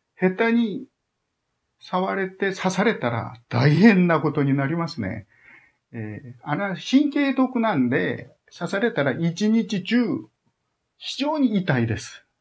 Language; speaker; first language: Japanese; non-native, fluent; Korean